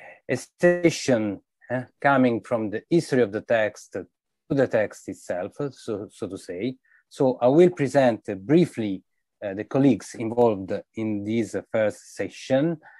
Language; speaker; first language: English; non-native, fluent; Italian